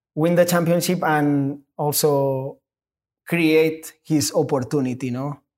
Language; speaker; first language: English; non-native, fluent; Spanish